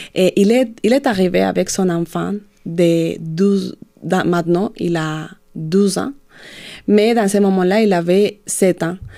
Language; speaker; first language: French; non-native, fluent; Spanish